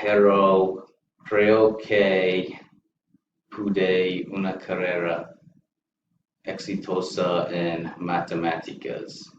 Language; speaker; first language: Spanish; non-native, learner; English